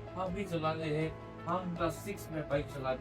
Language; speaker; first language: Hindi; non-native, local second language; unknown